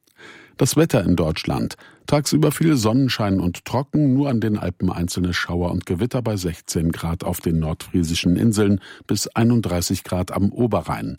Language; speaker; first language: German; native; German